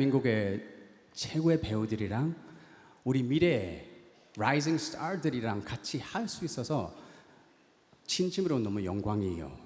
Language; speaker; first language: Korean; early bilingual, heritage; English